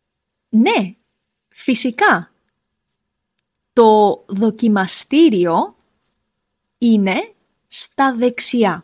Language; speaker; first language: Greek; non-native, fluent; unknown